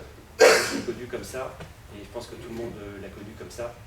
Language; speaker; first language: French; native; French